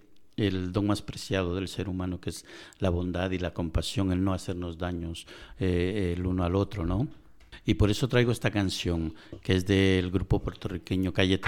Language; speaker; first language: Spanish; native; Spanish